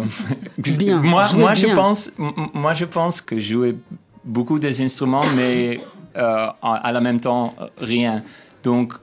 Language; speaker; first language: French; non-native, learner; Dutch